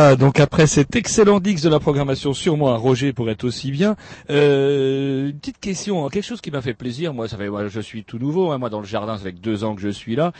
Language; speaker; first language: French; native; French